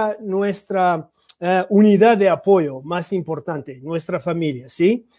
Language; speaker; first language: Spanish; non-native, learner; English